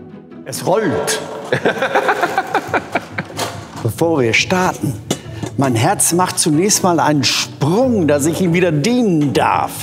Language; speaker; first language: German; native; German